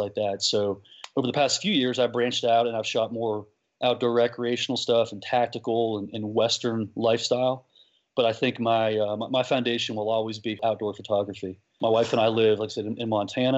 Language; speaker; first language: English; native; English